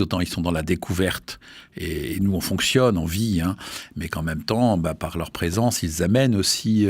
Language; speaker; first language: French; native; French